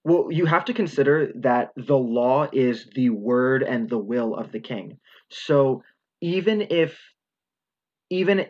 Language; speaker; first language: English; native; English